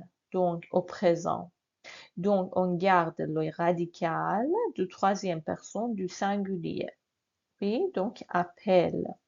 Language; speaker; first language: French; non-native, fluent; Persian